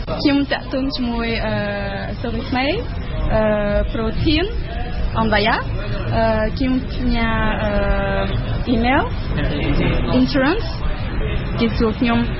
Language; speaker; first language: Khmer; early bilingual, heritage; Khmer